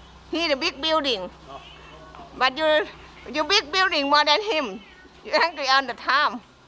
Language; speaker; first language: English; non-native, learner; Thai